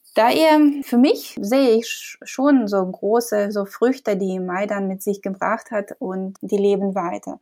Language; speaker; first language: German; non-native, fluent; Ukrainian